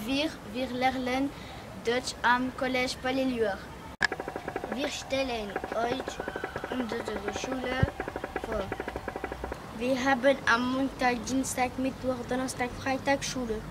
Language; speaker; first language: German; non-native, learner; French